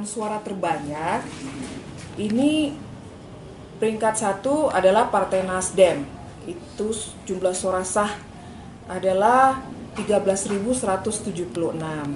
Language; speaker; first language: Indonesian; native; Indonesian